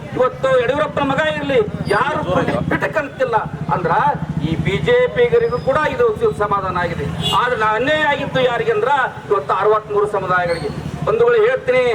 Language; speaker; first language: Kannada; non-native, local second language; Lambadi